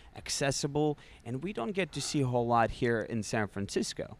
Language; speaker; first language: English; non-native, fluent; Russian